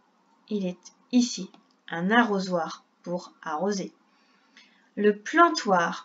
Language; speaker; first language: French; native; French